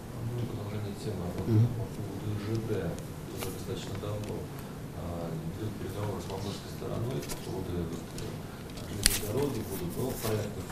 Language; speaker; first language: Russian; native; Russian